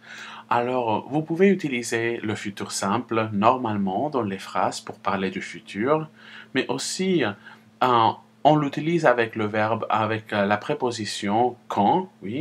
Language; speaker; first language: French; non-native, fluent; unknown